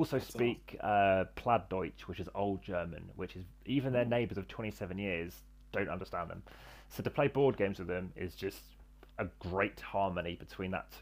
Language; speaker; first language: English; native; English